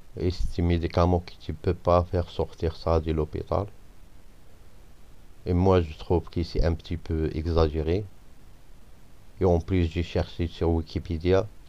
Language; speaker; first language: French; non-native, fluent; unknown